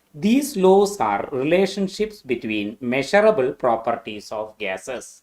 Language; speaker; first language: English; non-native, local second language; Malayalam